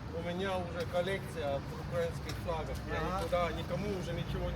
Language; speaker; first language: Russian; non-native, learner; Estonian